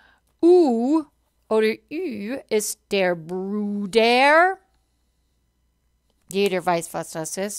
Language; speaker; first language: German; non-native, fluent; English